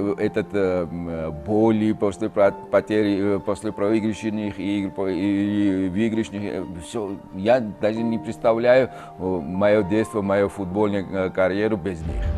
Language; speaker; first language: Russian; non-native, fluent; Georgian